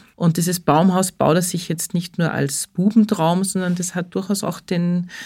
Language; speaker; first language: German; native; German